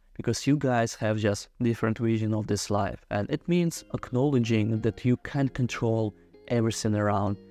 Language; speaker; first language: English; non-native, fluent; Russian